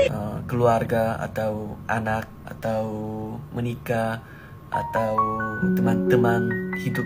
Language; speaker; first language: Indonesian; non-native, learner; Korean